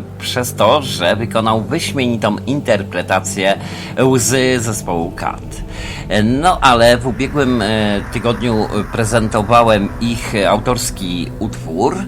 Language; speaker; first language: Polish; native; Polish